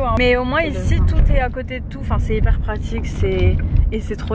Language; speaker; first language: French; native; French